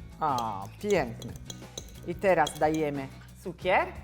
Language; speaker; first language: Polish; non-native, learner; Italian